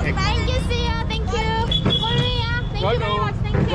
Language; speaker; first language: English; non-native, learner; Korean